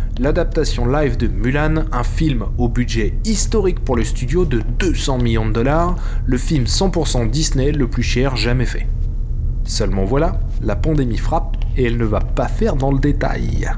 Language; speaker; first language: French; native; French